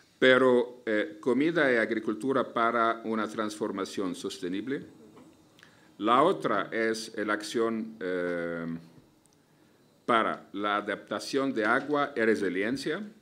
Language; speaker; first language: Spanish; non-native, fluent; Arabic